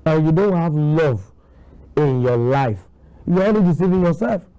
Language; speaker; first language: English; non-native, local second language; Yoruba